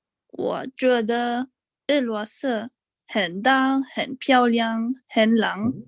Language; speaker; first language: Chinese; non-native, learner; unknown